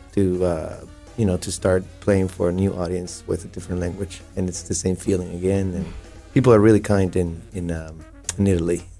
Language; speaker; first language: English; non-native, fluent; Spanish